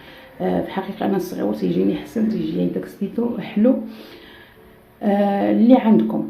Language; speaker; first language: Arabic; native; Arabic